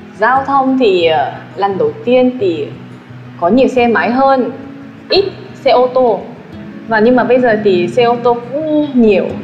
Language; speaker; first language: Vietnamese; non-native, fluent; Japanese